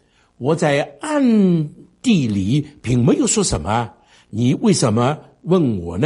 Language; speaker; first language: Chinese; native; Chinese